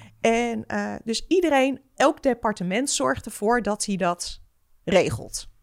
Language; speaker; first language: Dutch; native; Dutch